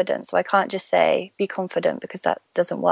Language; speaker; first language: English; native; English